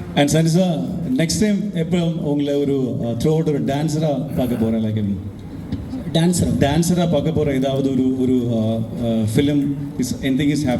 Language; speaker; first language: Tamil; non-native, learner; Malayalam